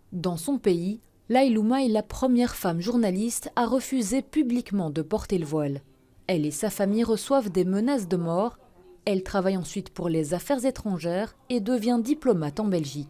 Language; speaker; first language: French; native; French